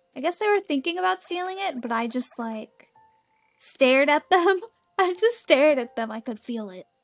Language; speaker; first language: English; native; English